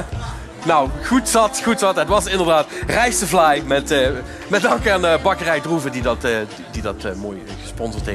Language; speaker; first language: Dutch; native; Dutch